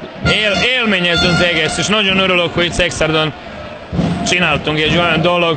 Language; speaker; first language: Hungarian; non-native, fluent; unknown